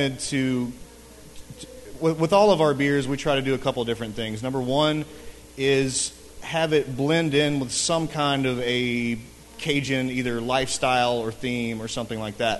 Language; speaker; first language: English; native; English